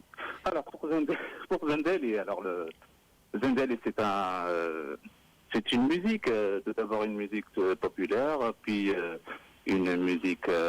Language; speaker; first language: French; non-native, local second language; Arabic